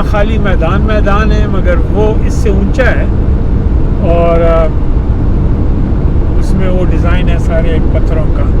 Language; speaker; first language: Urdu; non-native, local second language; Punjabi